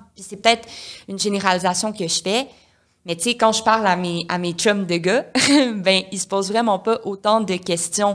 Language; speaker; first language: French; native; French